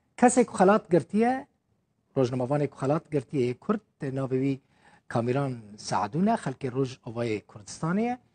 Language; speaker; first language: Kurdish; native; Kurdish